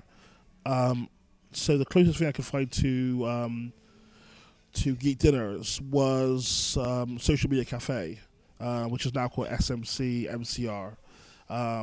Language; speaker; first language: English; native; English